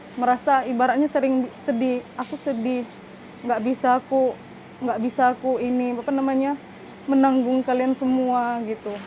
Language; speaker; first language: Indonesian; native; Indonesian